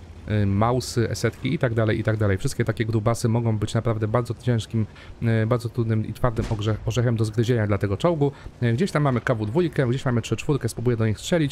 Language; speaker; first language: Polish; native; Polish